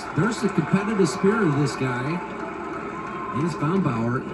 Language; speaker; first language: English; native; English